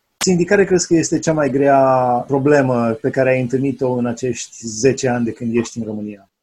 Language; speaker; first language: Romanian; native; Romanian